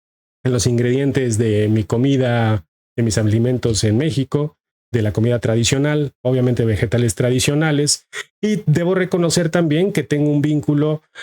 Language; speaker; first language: Spanish; native; Spanish